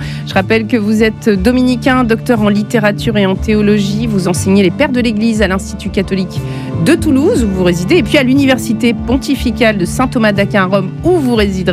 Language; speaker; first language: French; native; French